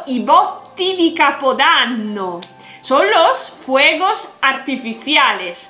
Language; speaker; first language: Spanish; non-native, fluent; Italian